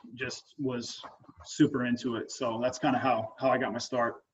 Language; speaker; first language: English; native; English